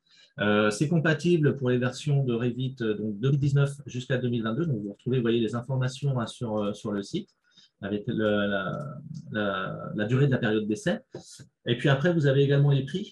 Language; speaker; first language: French; native; French